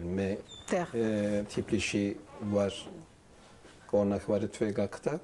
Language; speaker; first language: Georgian; early bilingual, heritage; Turkish